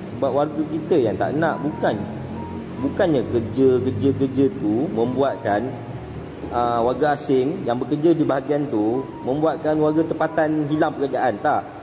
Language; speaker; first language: Malay; native; Malay